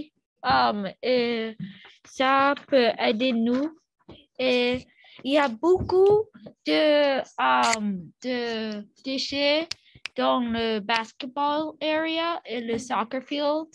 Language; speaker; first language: French; non-native, learner; English